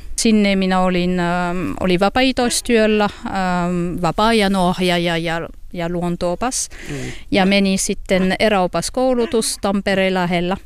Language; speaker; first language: Finnish; non-native, learner; French